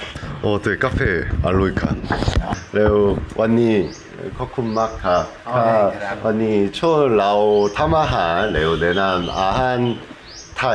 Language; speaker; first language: Thai; non-native, learner; Korean